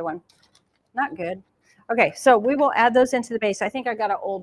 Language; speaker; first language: English; native; English